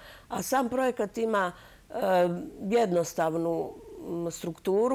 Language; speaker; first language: Serbian; native; Serbian